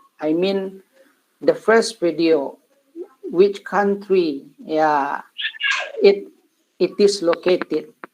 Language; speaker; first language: English; non-native, learner; Indonesian